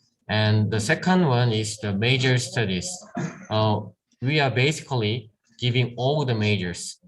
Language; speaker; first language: English; non-native, learner; Korean